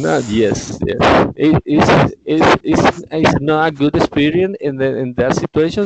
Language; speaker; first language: English; non-native, learner; Spanish